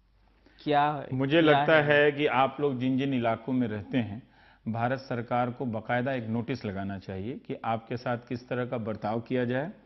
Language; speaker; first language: Hindi; native; Hindi